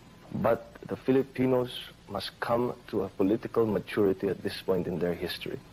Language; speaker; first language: English; non-native, fluent; Filipino